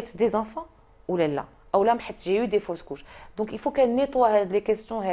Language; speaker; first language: French; non-native, local second language; Arabic